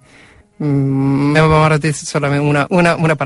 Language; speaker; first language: Catalan; non-native, learner; Korean